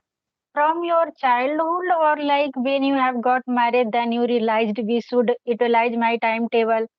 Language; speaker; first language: English; non-native, learner; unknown